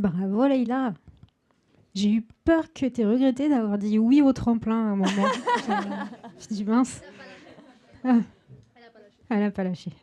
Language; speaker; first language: French; native; French